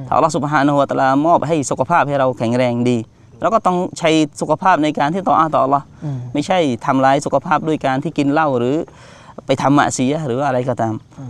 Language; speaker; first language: Thai; non-native, local second language; Malay